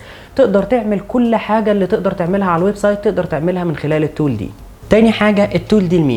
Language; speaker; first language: Arabic; native; Arabic